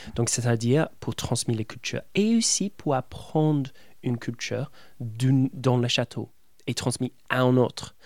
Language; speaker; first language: French; non-native, fluent; English